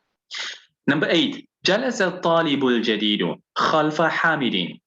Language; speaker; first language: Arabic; non-native, fluent; English